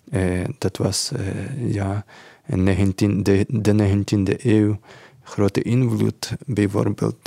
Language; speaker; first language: Dutch; non-native, learner; Ukrainian